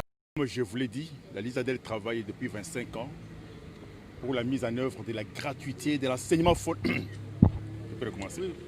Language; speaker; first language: French; non-native, local second language; Lingala